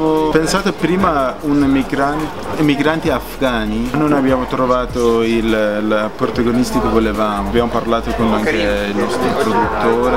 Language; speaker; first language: Italian; non-native, learner; Persian